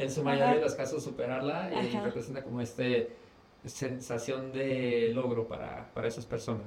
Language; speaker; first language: Spanish; native; Spanish